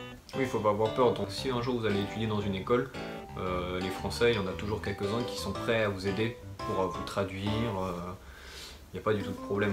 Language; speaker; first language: French; native; French